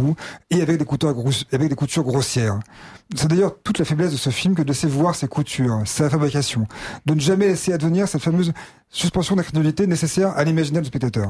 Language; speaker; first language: French; native; French